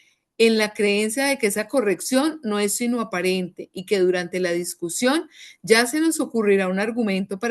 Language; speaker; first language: Spanish; native; Spanish